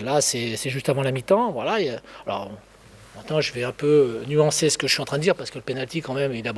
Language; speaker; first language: French; native; French